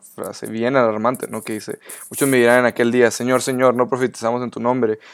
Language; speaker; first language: Spanish; native; Spanish